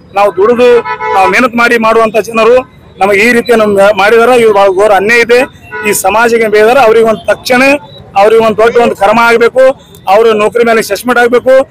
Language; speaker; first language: Kannada; non-native, local second language; Lambadi